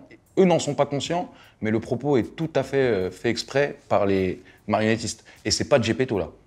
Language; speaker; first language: French; native; French